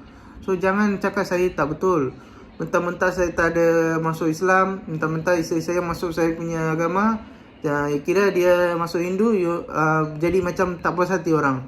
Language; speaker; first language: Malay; non-native, local second language; Tamil